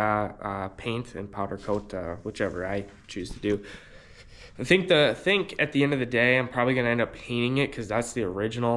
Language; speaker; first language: English; native; English